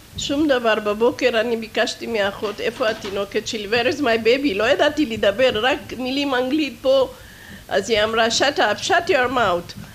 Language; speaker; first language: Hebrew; non-native, fluent; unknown